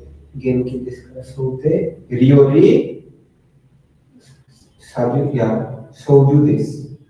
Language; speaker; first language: Japanese; non-native, learner; Bangla